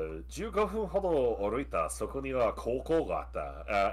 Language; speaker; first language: Japanese; non-native, fluent; English